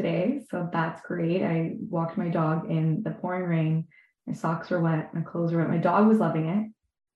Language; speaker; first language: English; native; English